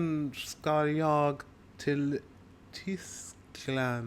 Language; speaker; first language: Swedish; non-native, learner; English